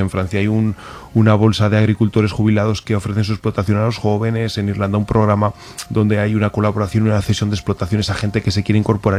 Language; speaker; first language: Spanish; native; Spanish